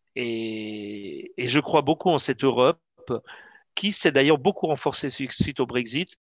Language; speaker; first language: French; native; French